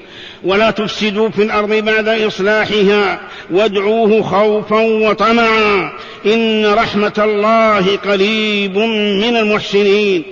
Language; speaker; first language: Arabic; native; Arabic